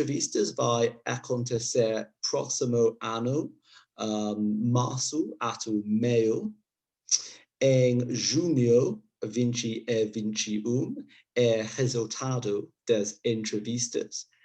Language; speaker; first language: Portuguese; non-native, learner; English